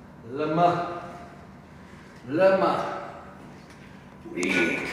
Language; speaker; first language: Indonesian; non-native, fluent; English